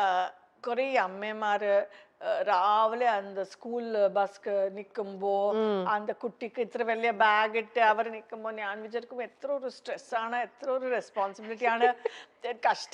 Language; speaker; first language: Malayalam; non-native, fluent; Kannada